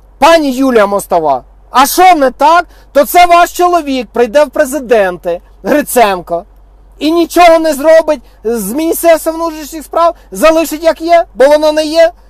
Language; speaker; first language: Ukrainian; native; Ukrainian